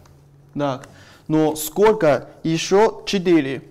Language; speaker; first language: Russian; non-native, learner; Chinese